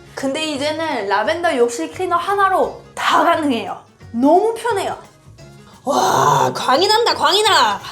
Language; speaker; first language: Korean; non-native, fluent; German